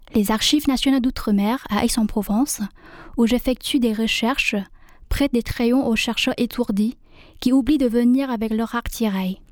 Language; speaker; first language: French; non-native, fluent; Vietnamese